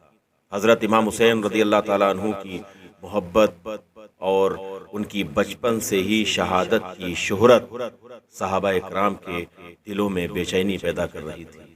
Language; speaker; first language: Urdu; native; Urdu